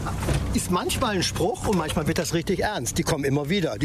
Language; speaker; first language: German; native; German